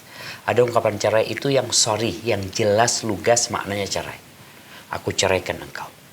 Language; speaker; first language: Malay; native; Malay